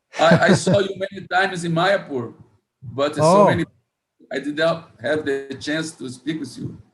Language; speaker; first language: English; non-native, fluent; Portuguese